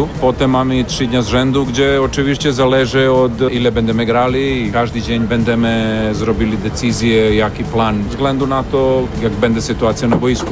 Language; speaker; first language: Polish; non-native, learner; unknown